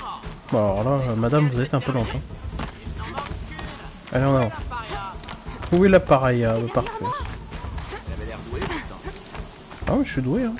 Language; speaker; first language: French; native; French